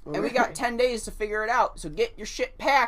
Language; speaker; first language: English; native; English